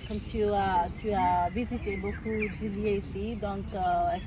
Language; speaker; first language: French; non-native, learner; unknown